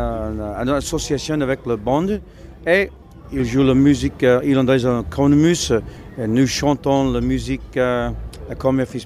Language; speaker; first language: French; non-native, learner; English